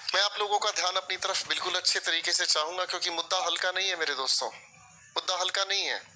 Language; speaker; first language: Hindi; native; Hindi